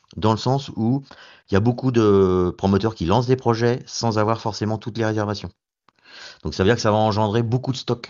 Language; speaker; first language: French; native; French